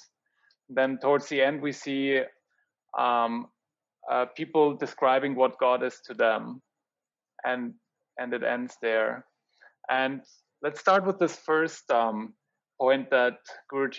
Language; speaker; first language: English; non-native, fluent; German